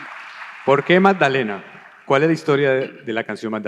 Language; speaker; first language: Spanish; native; Spanish